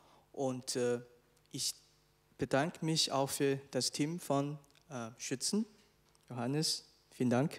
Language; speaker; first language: German; non-native, fluent; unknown